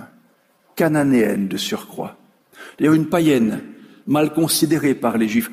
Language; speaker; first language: French; native; French